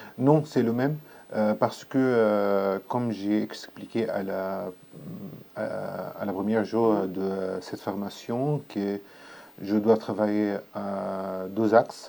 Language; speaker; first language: French; non-native, learner; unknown